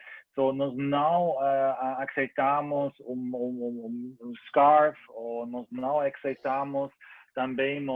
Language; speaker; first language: Portuguese; non-native, learner; German